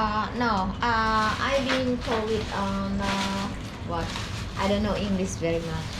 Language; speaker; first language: English; non-native, learner; Thai